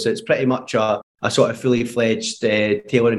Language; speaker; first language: English; native; English